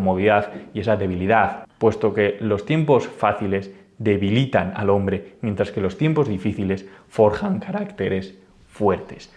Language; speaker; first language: Spanish; native; Spanish